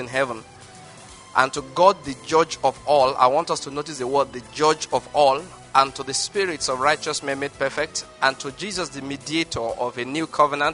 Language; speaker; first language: English; non-native, local second language; Igbo